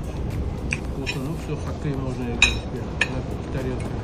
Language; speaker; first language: Russian; native; Russian